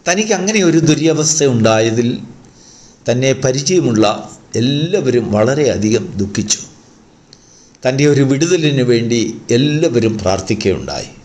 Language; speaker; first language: Malayalam; native; Malayalam